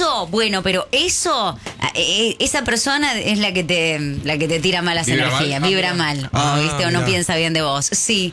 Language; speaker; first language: Spanish; native; Spanish